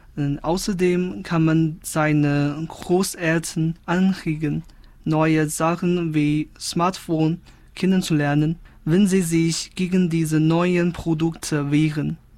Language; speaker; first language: German; non-native, fluent; Chinese